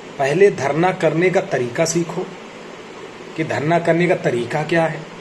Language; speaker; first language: Hindi; native; Hindi